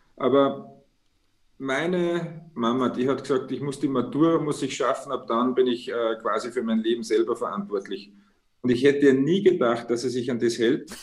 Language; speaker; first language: German; native; German